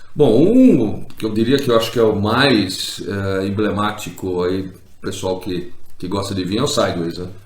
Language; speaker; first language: Portuguese; native; Portuguese